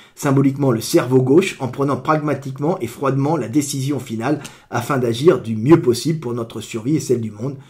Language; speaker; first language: French; native; French